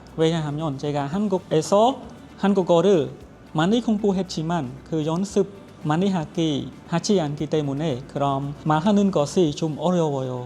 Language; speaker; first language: Korean; non-native, learner; Khmer